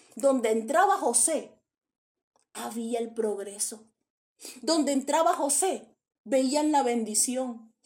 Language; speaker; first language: Spanish; native; Spanish